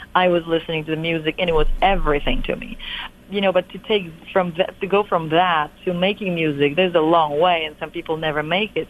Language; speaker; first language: English; non-native, fluent; Polish